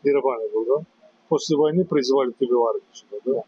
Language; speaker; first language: Russian; non-native, learner; Azerbaijani